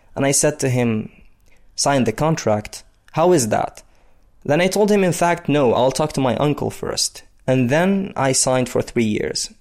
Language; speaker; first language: English; non-native, fluent; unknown